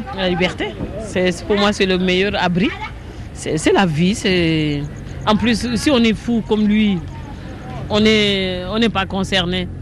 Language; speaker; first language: French; non-native, local second language; Wolof